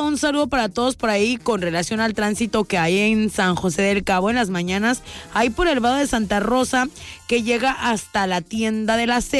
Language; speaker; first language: Spanish; native; Spanish